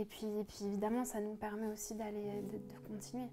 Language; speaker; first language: French; native; French